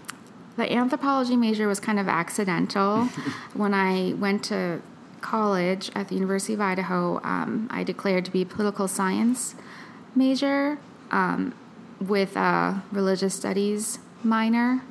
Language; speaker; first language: English; early bilingual, other home language; Filipino